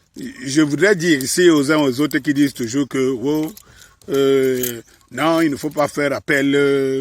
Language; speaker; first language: French; native; French